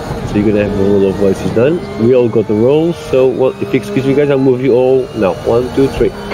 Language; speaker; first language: English; non-native, fluent; Portuguese